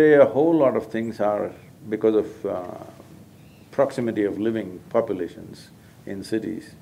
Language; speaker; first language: English; non-native, local second language; Kannada